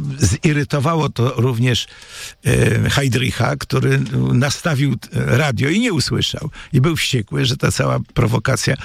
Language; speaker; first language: Polish; native; Polish